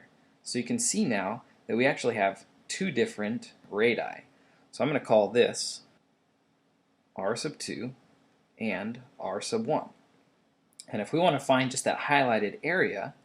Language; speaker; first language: English; native; English